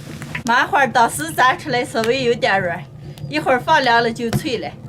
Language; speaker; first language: Chinese; native; Chinese